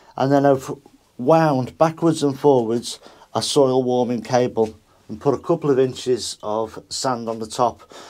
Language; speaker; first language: English; native; English